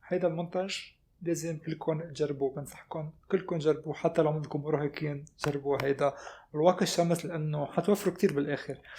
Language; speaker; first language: Arabic; native; Arabic